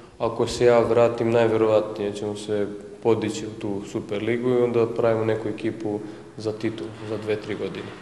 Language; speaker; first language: Croatian; non-native, local second language; Romanian